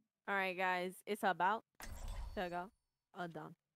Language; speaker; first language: English; early bilingual, other home language; Spanish